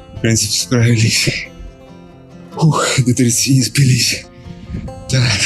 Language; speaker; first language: Russian; native; Russian